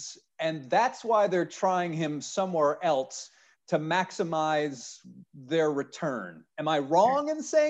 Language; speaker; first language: English; native; English